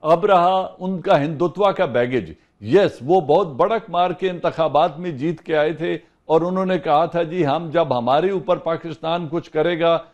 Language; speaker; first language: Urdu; non-native, local second language; Punjabi